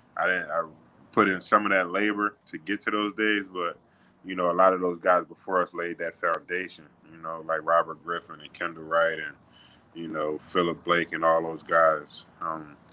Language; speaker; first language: English; native; English